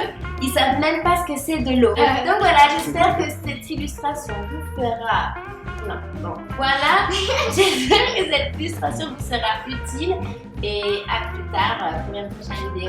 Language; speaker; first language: French; native; French